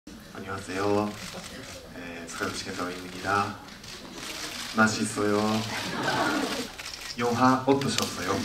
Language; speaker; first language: Korean; non-native, learner; Japanese